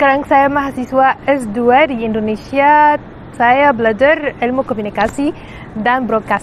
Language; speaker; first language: Indonesian; non-native, fluent; Arabic